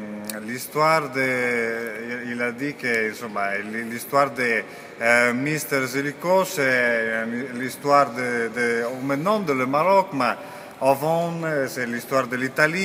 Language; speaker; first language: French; non-native, learner; Italian